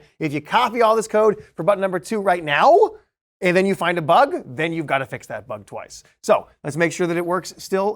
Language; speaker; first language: English; native; English